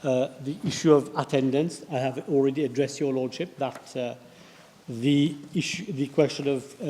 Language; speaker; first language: English; non-native, local second language; Morisyen